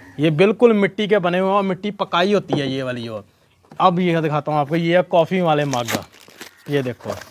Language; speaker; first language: Hindi; non-native, local second language; Punjabi